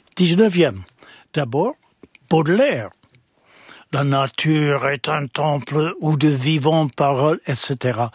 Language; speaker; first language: French; non-native, fluent; English